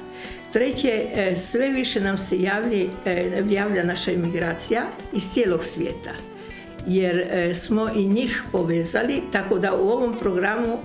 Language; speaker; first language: Croatian; native; Croatian